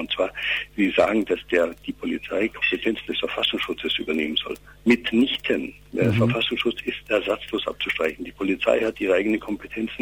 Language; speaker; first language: German; native; German